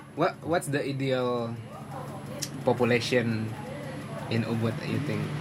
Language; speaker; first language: English; non-native, learner; Indonesian